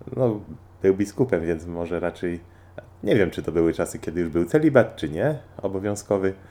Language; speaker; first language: Polish; native; Polish